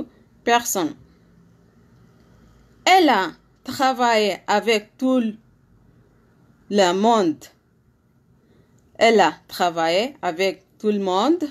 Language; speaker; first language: French; non-native, learner; Arabic